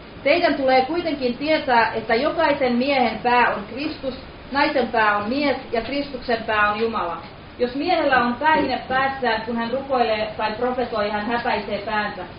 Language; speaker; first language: Finnish; native; Finnish